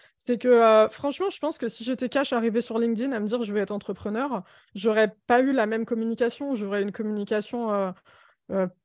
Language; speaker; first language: French; native; French